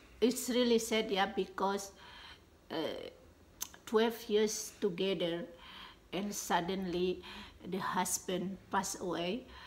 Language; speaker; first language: English; non-native, learner; Indonesian